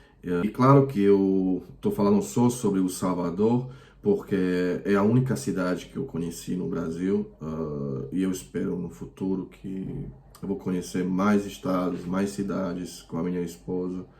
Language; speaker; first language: Portuguese; non-native, fluent; Croatian